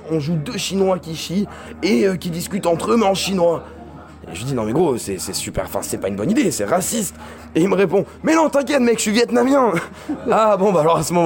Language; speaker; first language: French; native; French